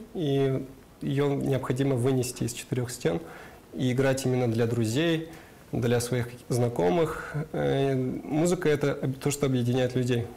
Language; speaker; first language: Russian; non-native, local second language; Karachay-Balkar